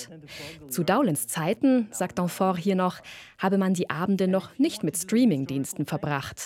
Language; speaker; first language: German; native; German